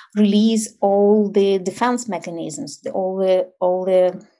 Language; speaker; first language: English; non-native, fluent; Ukrainian